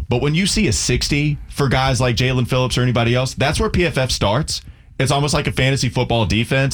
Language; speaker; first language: English; native; English